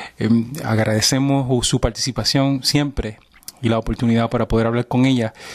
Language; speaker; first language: Spanish; early bilingual, heritage; Spanish